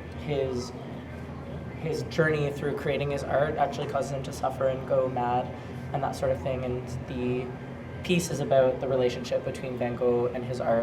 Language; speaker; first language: English; native; English